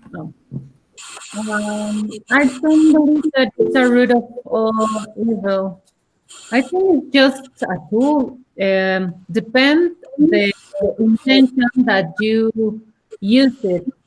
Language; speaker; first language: English; non-native, learner; Spanish